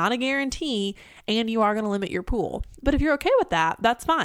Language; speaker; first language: English; native; English